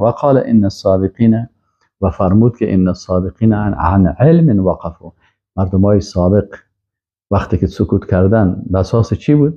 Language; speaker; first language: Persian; native; Persian